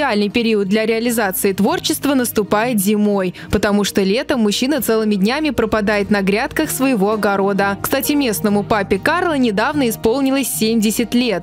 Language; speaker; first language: Russian; native; Russian